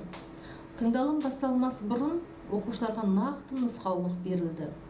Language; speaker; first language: Kazakh; native; Kazakh